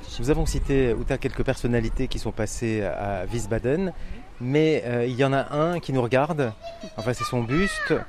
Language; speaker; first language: French; native; French